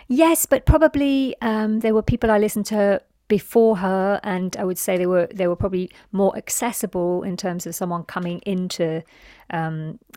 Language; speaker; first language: English; native; English